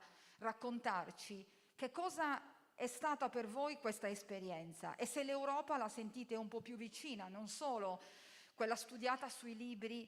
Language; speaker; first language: Italian; native; Italian